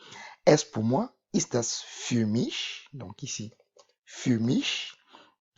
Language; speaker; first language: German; non-native, fluent; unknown